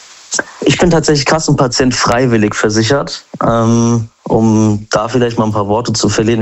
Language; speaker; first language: German; native; German